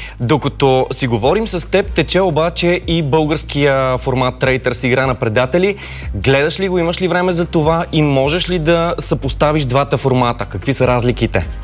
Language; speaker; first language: Bulgarian; native; Bulgarian